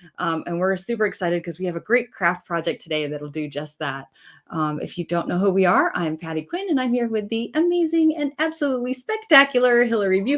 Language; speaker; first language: English; native; English